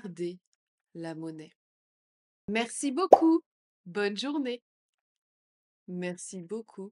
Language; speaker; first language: French; native; French